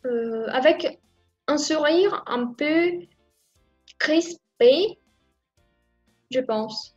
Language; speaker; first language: French; non-native, fluent; Russian